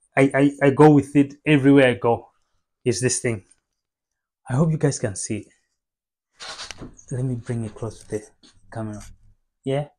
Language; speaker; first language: English; non-native, local second language; Nyanja